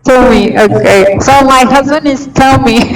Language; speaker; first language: English; non-native, fluent; Spanish